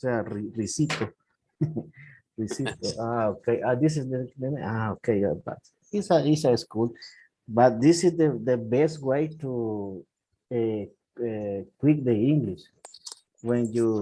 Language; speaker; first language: English; non-native, learner; Spanish